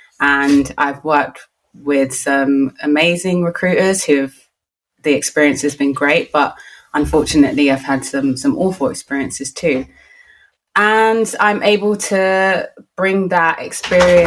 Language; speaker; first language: English; native; English